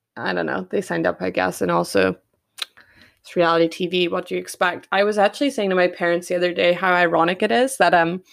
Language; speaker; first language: English; native; English